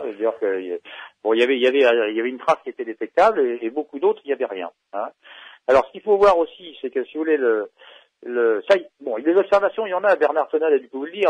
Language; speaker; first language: French; native; French